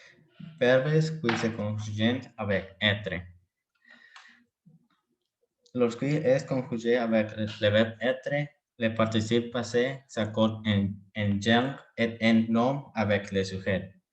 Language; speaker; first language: French; non-native, learner; Spanish